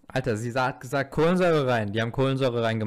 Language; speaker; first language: German; native; German